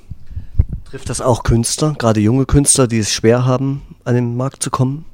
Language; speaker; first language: German; native; German